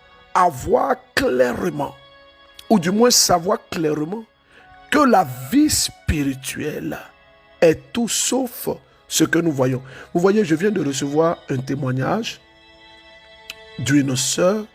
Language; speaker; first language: French; native; French